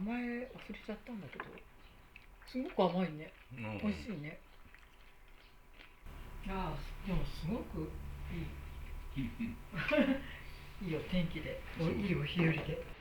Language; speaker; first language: Japanese; native; Japanese